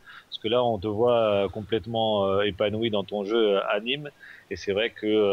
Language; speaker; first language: French; native; French